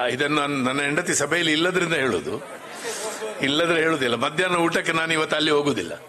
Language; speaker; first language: Kannada; non-native, local second language; Marathi